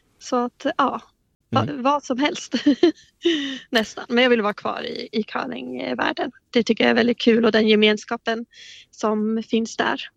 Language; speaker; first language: Swedish; native; Swedish